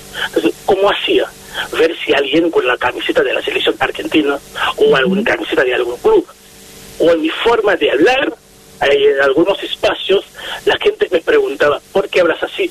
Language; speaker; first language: Spanish; non-native, fluent; Haitian Creole